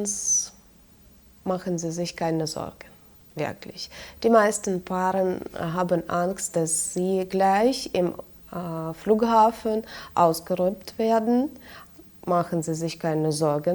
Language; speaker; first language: German; non-native, fluent; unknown